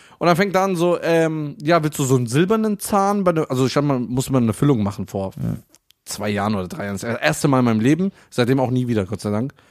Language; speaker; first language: German; early bilingual, other home language; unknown